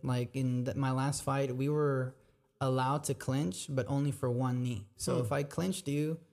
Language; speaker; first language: English; early bilingual, other home language; Spanish